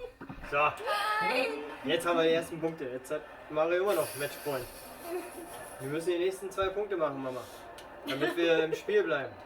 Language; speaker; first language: German; native; German